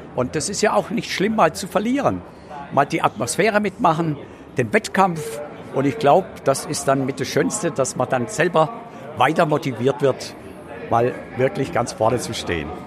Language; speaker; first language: German; native; German